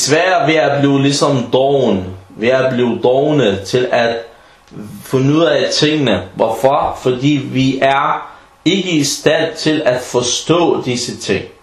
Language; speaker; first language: Danish; non-native, fluent; Arabic